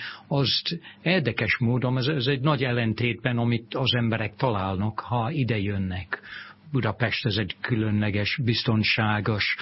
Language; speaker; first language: Hungarian; non-native, fluent; English